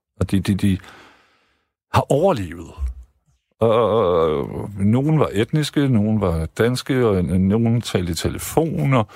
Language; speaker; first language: Danish; native; Danish